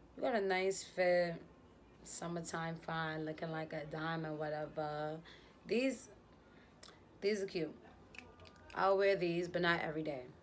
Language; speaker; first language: English; native; English